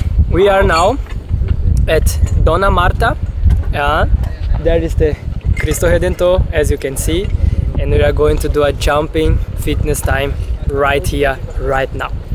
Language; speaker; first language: English; non-native, fluent; Portuguese